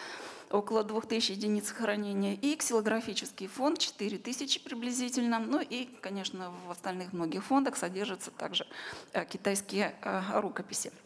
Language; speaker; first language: Russian; native; Russian